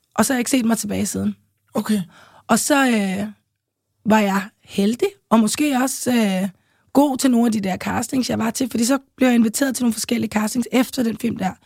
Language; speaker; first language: Danish; native; Danish